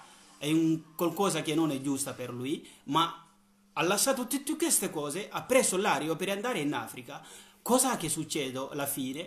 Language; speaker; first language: Italian; non-native, learner; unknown